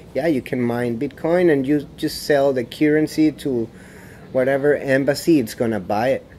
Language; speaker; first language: English; non-native, fluent; Spanish